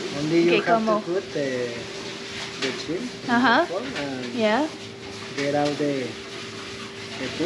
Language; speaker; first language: English; non-native, learner; Spanish